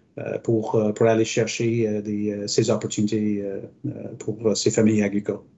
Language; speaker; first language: French; non-native, local second language; English